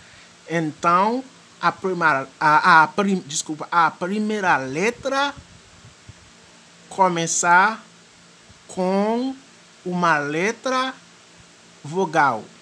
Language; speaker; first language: Portuguese; non-native, fluent; French